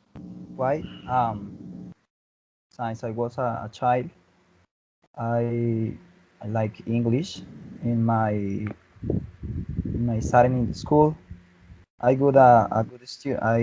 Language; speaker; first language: English; non-native, learner; Spanish